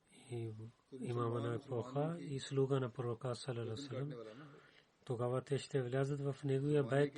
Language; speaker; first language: Bulgarian; non-native, learner; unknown